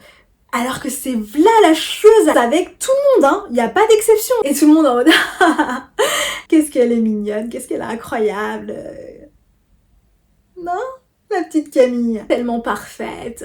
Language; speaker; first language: French; native; French